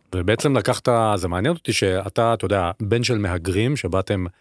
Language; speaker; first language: Hebrew; early bilingual, other home language; French